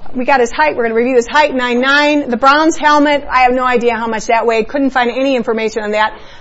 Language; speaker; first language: English; early bilingual, other home language; Spanish